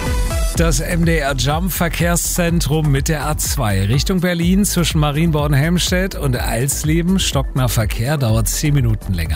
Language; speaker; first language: German; native; German